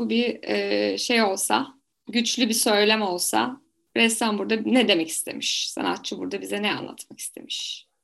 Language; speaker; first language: Turkish; native; Turkish